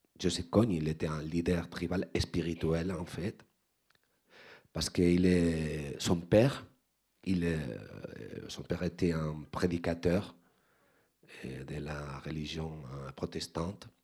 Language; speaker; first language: French; non-native, learner; Spanish